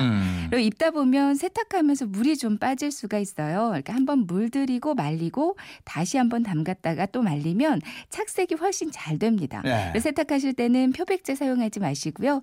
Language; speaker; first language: Korean; native; Korean